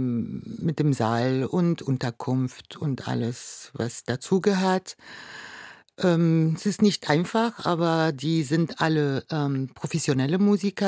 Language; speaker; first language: German; non-native, fluent; Arabic